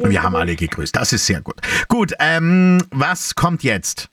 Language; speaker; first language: German; native; German